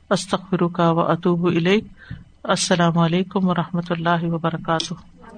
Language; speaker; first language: Urdu; native; Urdu